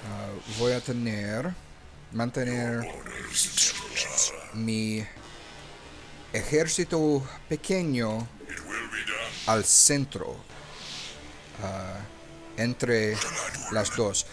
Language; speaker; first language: Spanish; non-native, learner; English